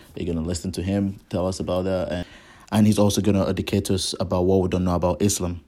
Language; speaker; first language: English; non-native, local second language; Igbo